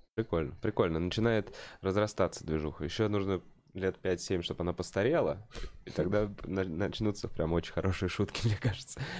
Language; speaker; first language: Russian; native; Russian